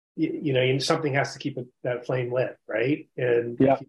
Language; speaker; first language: English; native; English